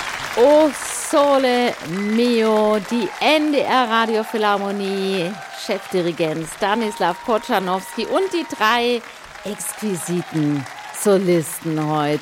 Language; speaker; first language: German; native; German